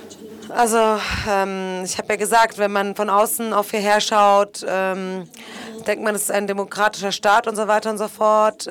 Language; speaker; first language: German; non-native, fluent; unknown